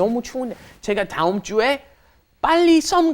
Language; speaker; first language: Korean; non-native, fluent; English